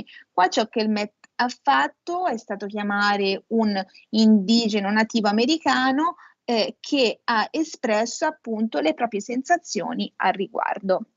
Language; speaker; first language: Italian; native; Italian